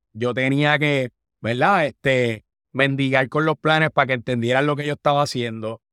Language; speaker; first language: Spanish; native; Spanish